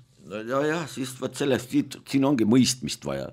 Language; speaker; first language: Estonian; native; Estonian